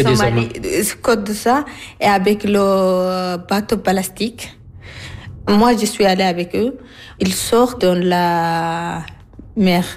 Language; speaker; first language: French; non-native, learner; Arabic